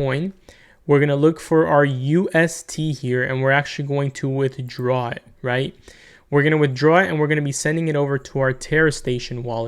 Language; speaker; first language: English; native; English